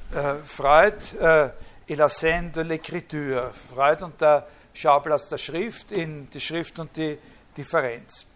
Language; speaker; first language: German; native; German